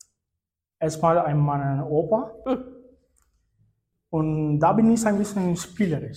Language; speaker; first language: German; non-native, fluent; Spanish